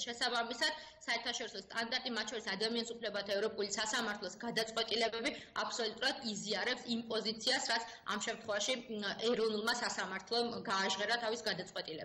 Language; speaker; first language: Georgian; native; Georgian